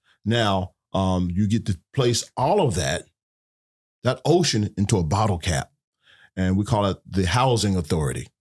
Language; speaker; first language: English; native; English